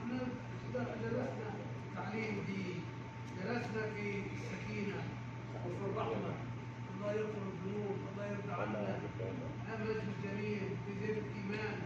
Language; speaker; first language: Arabic; non-native, learner; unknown